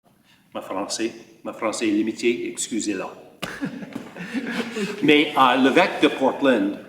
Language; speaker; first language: French; early bilingual, heritage; French